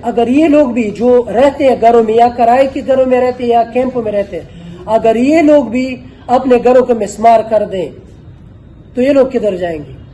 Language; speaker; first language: Urdu; early bilingual, other home language; Pashto